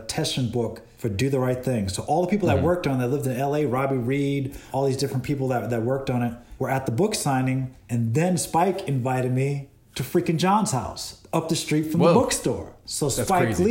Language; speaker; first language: English; native; English